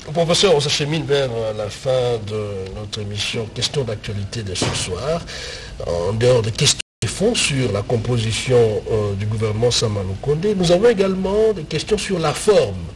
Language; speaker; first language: French; non-native, local second language; Lingala